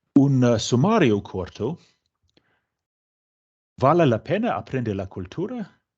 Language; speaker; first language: Spanish; non-native, fluent; English